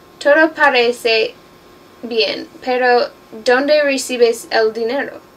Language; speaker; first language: Spanish; non-native, learner; English